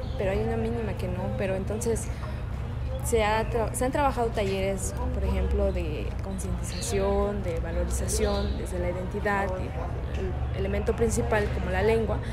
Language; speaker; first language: Spanish; non-native, local second language; Mixtepec Mixtec